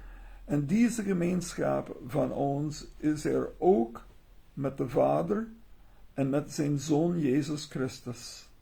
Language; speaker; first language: Dutch; non-native, learner; English